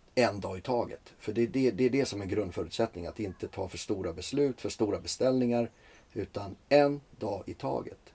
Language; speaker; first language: Swedish; early bilingual, other home language; Finnish